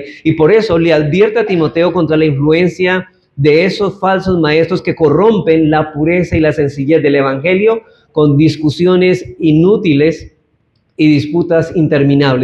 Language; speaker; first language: Spanish; native; Spanish